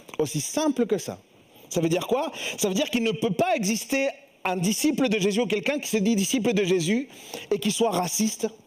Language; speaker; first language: French; early bilingual, other home language; Spanish